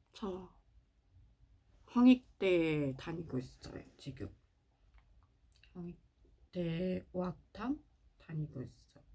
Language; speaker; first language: Korean; non-native, learner; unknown